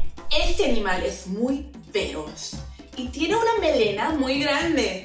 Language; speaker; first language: Spanish; non-native, fluent; English